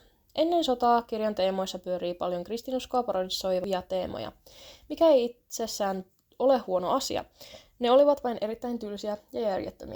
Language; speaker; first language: Finnish; native; Finnish